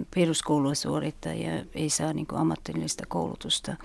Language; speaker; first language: Finnish; non-native, fluent; Uzbek